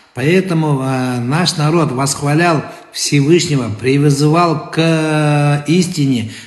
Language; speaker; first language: Russian; non-native, local second language; Kazakh